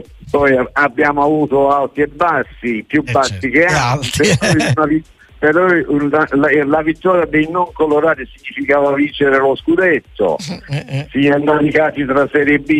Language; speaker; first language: Italian; native; Italian